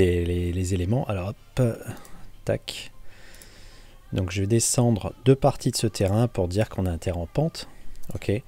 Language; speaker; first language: French; native; French